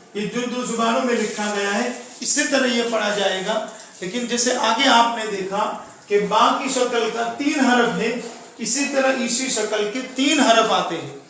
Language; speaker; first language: Urdu; non-native, local second language; Gujarati